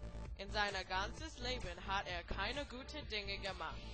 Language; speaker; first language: German; non-native, learner; English